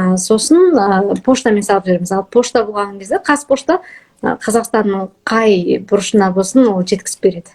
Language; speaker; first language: Kazakh; early bilingual, heritage; Kazakh